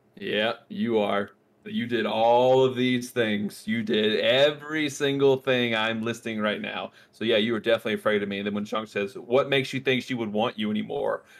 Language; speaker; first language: English; native; English